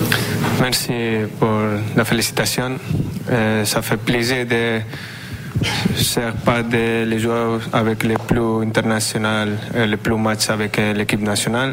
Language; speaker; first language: French; non-native, fluent; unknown